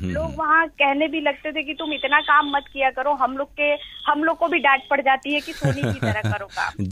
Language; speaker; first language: Hindi; native; Hindi